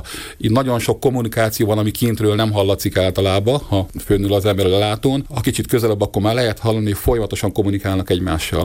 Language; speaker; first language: Hungarian; native; Hungarian